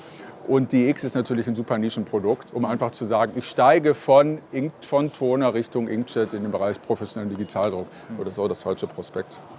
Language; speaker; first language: German; native; German